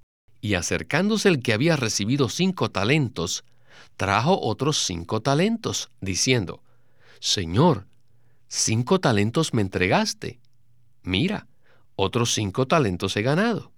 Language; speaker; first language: Spanish; native; Spanish